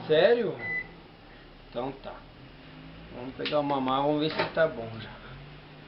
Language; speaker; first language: Portuguese; native; Portuguese